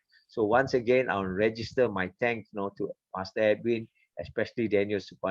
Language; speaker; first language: English; non-native, fluent; Indonesian